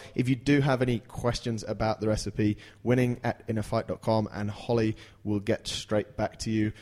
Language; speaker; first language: English; native; English